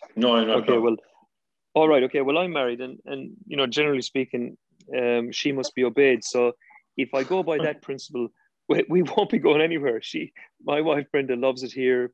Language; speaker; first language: English; native; English